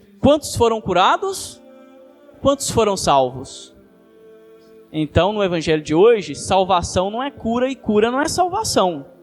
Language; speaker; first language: Portuguese; native; Portuguese